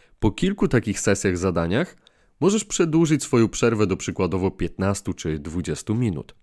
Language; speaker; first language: Polish; native; Polish